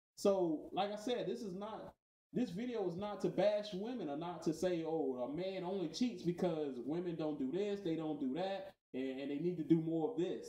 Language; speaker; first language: English; native; English